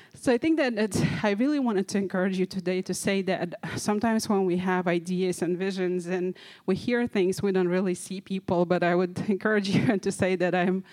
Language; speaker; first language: English; non-native, fluent; Kazakh